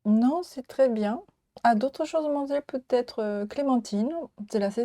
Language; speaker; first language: French; non-native, learner; Japanese